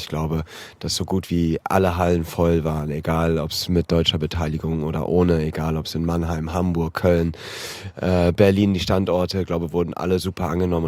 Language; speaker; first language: German; native; German